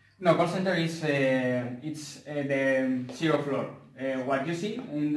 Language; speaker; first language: English; non-native, learner; Spanish